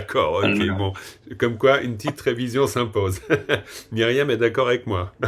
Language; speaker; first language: French; native; French